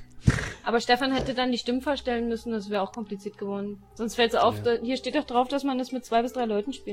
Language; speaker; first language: German; native; German